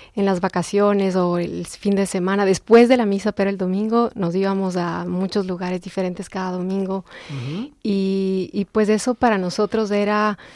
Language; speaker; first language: Spanish; native; Spanish